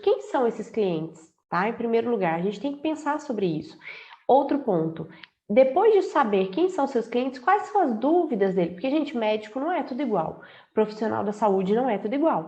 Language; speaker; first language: Portuguese; native; Portuguese